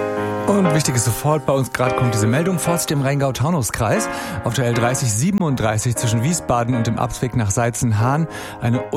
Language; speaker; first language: German; native; German